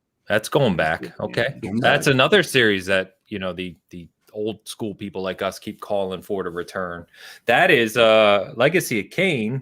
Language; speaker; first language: English; native; English